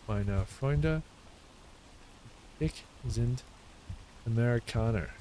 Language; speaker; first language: German; non-native, learner; English